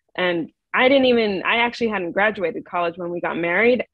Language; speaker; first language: English; native; English